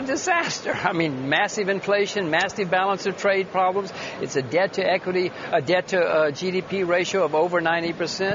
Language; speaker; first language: English; native; English